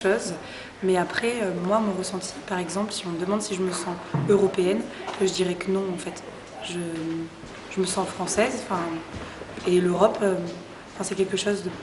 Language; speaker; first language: French; native; French